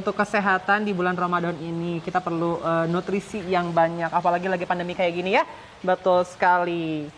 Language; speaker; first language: Indonesian; native; Indonesian